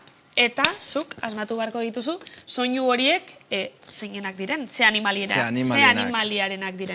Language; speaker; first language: Basque; native; Basque